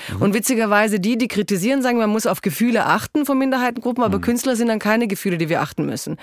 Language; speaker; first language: German; early bilingual, other home language; Croatian